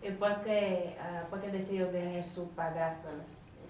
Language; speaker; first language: Spanish; non-native, learner; English